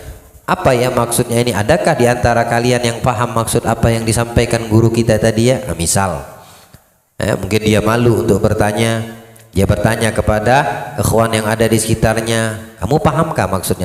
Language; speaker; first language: Indonesian; native; Indonesian